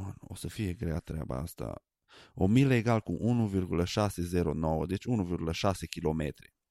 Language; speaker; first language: Romanian; native; Romanian